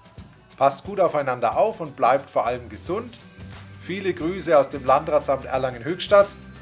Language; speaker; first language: German; native; German